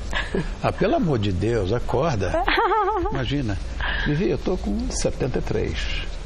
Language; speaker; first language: Portuguese; native; Portuguese